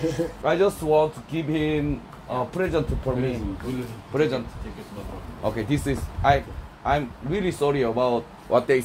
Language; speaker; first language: English; non-native, learner; Korean